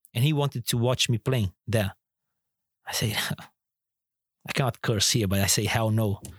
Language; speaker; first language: English; non-native, fluent; Portuguese